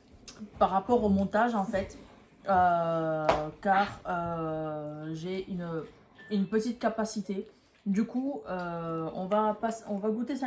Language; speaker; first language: French; native; French